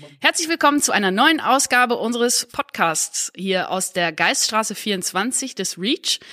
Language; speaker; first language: German; native; German